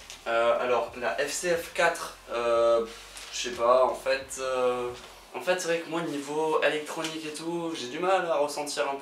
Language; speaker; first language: French; native; French